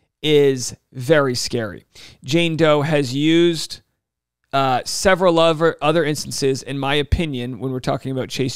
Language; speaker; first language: English; native; English